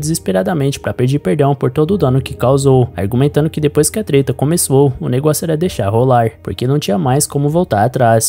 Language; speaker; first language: Portuguese; native; Portuguese